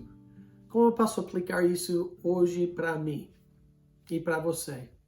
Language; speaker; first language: Portuguese; non-native, fluent; English